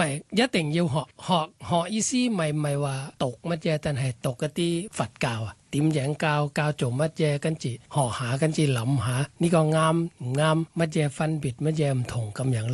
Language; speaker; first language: Cantonese; non-native, learner; Thai